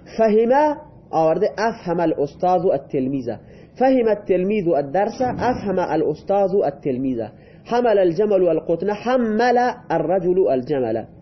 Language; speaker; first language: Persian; non-native, local second language; Baluchi